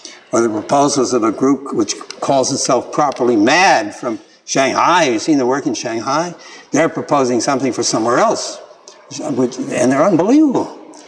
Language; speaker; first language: English; native; English